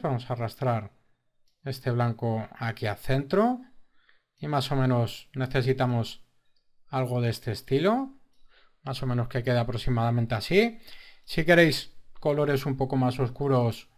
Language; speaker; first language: Spanish; native; Spanish